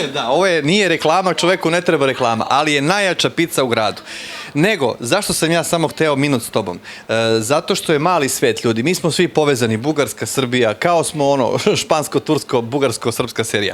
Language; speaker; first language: Bosnian; native; Bosnian